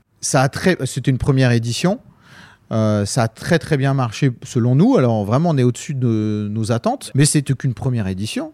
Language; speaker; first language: French; native; French